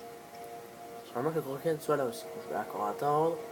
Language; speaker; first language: French; native; French